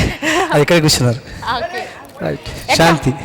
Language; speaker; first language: Telugu; native; Telugu